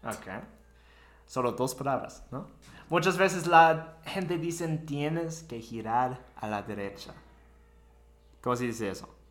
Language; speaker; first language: Spanish; non-native, fluent; English